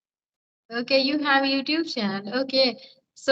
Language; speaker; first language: English; non-native, learner; Hindi